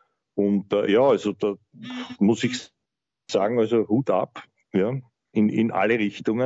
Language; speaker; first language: German; native; German